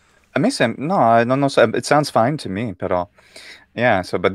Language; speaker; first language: Italian; non-native, fluent; English